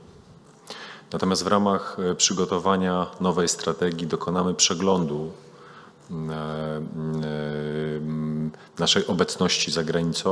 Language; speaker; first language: Polish; native; Polish